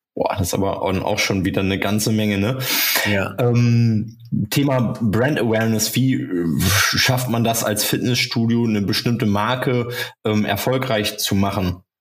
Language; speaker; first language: German; native; German